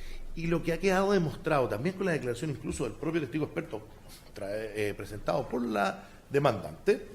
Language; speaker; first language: Spanish; native; Spanish